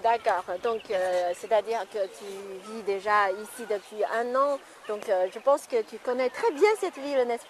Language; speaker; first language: French; non-native, fluent; Chinese